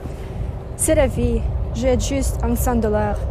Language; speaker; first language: French; non-native, learner; Russian